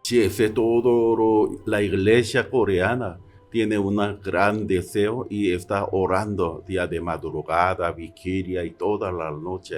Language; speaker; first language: Spanish; non-native, learner; Korean